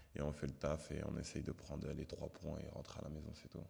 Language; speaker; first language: French; native; French